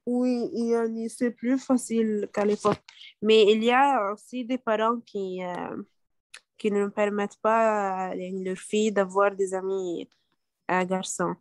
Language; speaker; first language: French; non-native, learner; Arabic